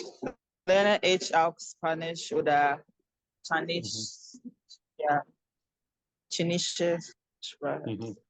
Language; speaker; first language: German; non-native, learner; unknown